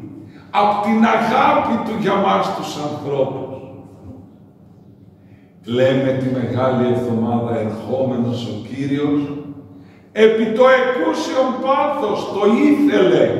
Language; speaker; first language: Greek; native; Greek